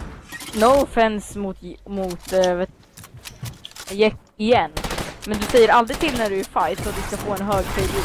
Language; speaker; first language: Swedish; native; Swedish